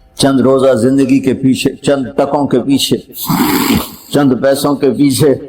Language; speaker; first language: Urdu; non-native, local second language; Punjabi